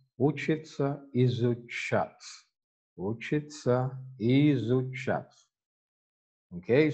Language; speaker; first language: English; non-native, local second language; Filipino